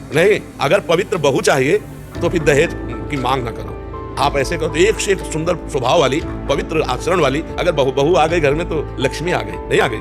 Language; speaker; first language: Hindi; native; Hindi